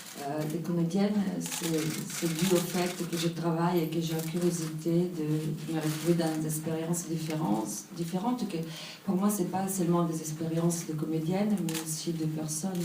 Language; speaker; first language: French; non-native, fluent; Italian